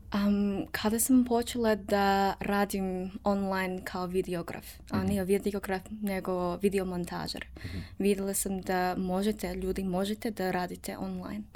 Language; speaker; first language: Serbian; non-native, learner; English